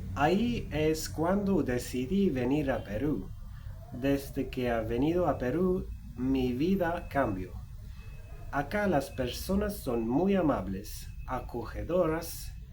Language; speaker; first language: Spanish; non-native, fluent; Swedish